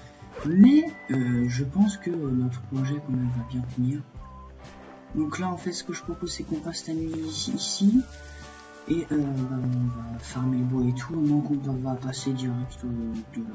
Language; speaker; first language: French; native; French